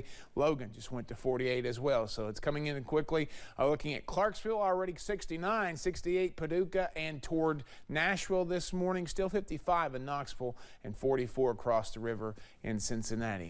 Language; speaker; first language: English; native; English